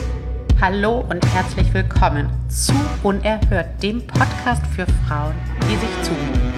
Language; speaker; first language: German; native; German